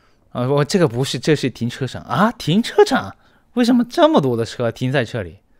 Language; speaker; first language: Chinese; non-native, fluent; Japanese